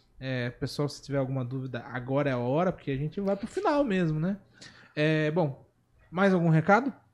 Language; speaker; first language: Portuguese; native; Portuguese